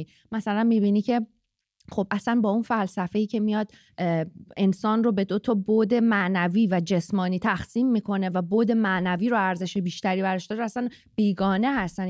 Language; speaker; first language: Persian; native; Persian